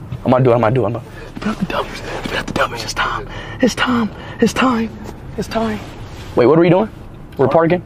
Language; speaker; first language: English; native; English